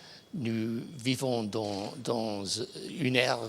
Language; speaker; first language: French; non-native, fluent; English